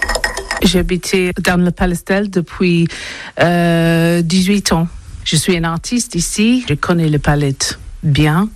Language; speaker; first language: French; non-native, learner; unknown